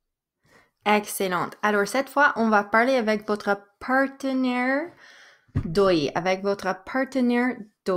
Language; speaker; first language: French; non-native, fluent; English